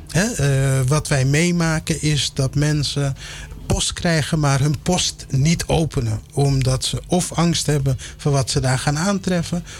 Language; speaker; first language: Dutch; early bilingual, other home language; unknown